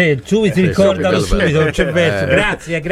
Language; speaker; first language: Italian; native; Italian